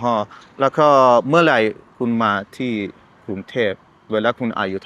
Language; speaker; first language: Thai; non-native, learner; Persian